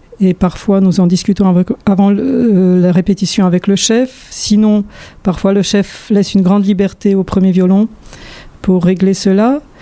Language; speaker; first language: French; non-native, fluent; Polish